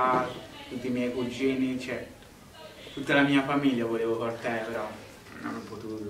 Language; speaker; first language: Italian; early bilingual, other home language; Lingala